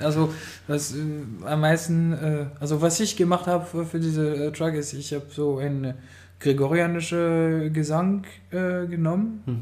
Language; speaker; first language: German; non-native, fluent; French